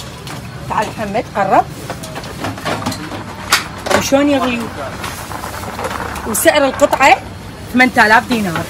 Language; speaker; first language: Arabic; native; Arabic